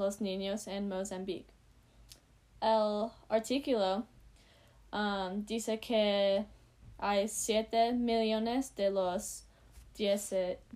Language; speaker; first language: Spanish; non-native, learner; English